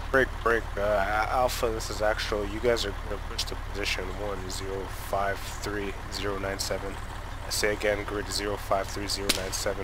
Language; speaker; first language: English; native; English